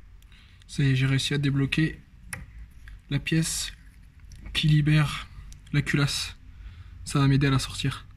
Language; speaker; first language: French; native; French